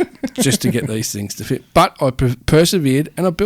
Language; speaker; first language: English; native; English